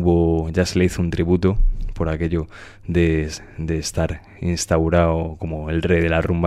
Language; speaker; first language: Spanish; native; Spanish